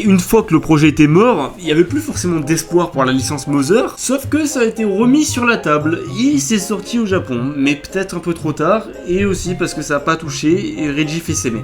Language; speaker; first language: French; native; French